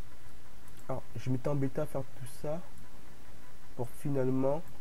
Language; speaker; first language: French; native; French